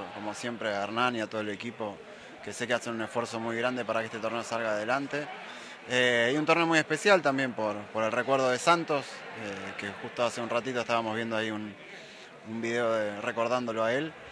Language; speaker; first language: Spanish; native; Spanish